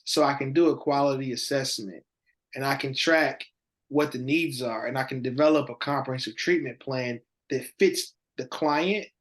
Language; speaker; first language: English; native; English